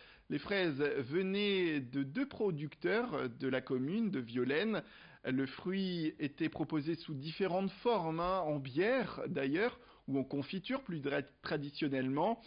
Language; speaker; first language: French; native; French